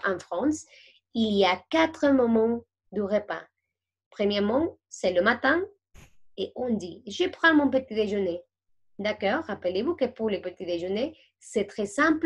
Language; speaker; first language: French; non-native, fluent; Spanish